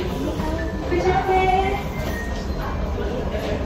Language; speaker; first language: Japanese; native; Japanese